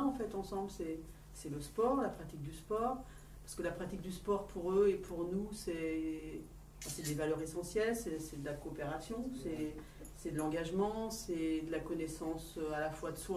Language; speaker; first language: French; native; French